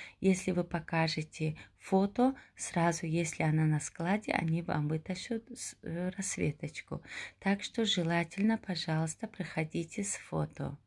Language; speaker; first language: Russian; non-native, local second language; Tajik